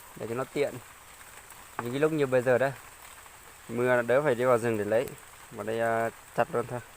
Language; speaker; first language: Vietnamese; non-native, local second language; Hmong